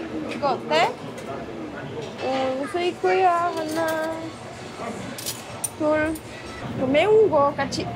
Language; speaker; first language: Korean; non-native, learner; Czech